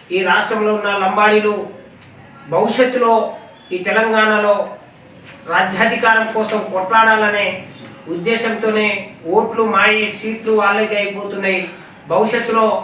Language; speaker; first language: Telugu; non-native, local second language; Lambadi